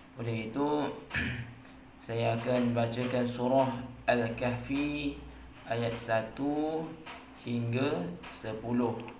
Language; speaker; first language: Malay; native; Malay